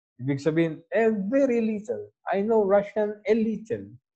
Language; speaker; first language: English; non-native, local second language; Filipino